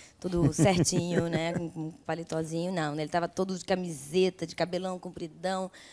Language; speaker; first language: Portuguese; early bilingual, other home language; Italian